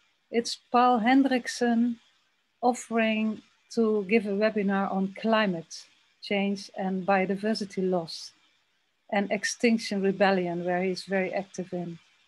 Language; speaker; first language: English; non-native, fluent; Dutch